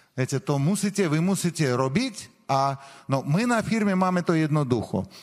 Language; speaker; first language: Slovak; non-native, fluent; Armenian